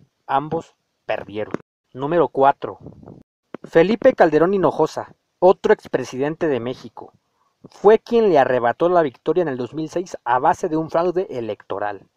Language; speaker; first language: Spanish; native; Spanish